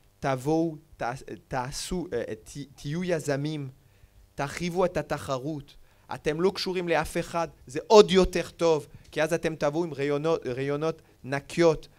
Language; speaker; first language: Hebrew; non-native, fluent; French